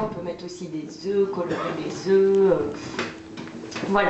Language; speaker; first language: French; early bilingual, other home language; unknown